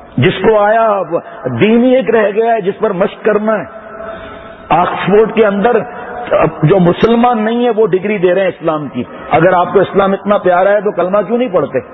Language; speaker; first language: Urdu; non-native, local second language; Pashto